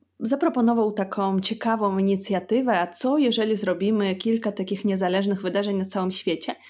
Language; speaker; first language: Polish; non-native, fluent; Russian